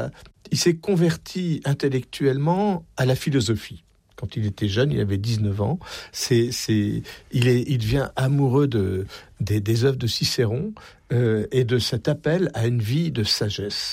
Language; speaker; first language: French; native; French